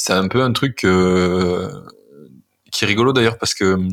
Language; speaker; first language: French; native; French